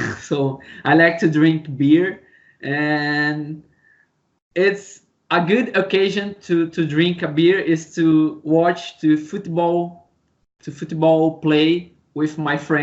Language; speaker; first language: English; non-native, learner; Portuguese